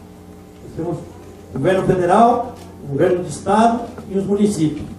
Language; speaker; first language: Portuguese; native; Portuguese